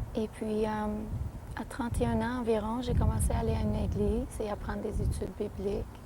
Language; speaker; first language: French; non-native, local second language; English